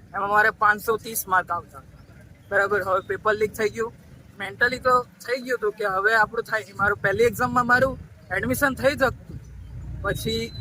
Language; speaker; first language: Gujarati; non-native, local second language; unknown